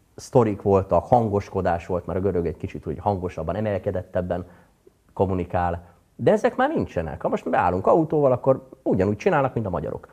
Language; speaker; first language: Hungarian; native; Hungarian